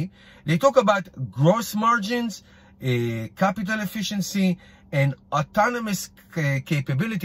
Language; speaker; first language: English; non-native, fluent; Hebrew